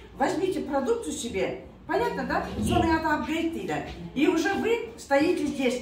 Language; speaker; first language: Russian; non-native, local second language; Kazakh